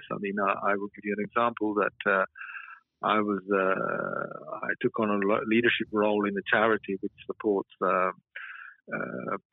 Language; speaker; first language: English; native; English